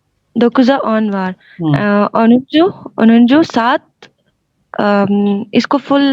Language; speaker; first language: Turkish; non-native, learner; Urdu